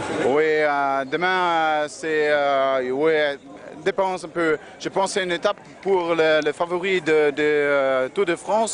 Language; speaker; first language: French; non-native, learner; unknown